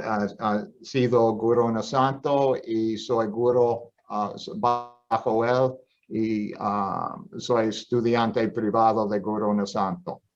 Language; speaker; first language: Spanish; non-native, fluent; English